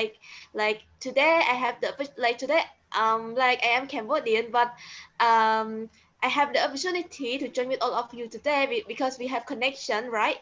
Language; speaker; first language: English; non-native, learner; Khmer